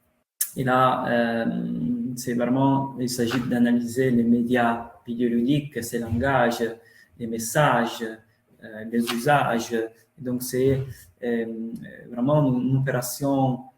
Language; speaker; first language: French; non-native, fluent; Italian